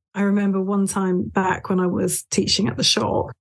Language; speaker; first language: English; native; English